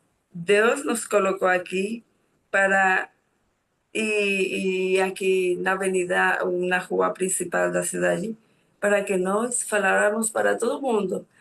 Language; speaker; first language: Portuguese; non-native, fluent; Spanish